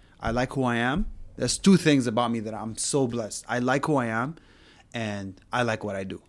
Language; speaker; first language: English; non-native, fluent; Arabic